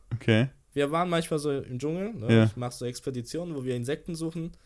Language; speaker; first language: German; early bilingual, other home language; Polish